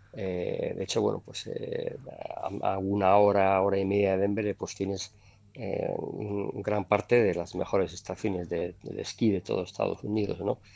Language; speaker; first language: Spanish; native; Spanish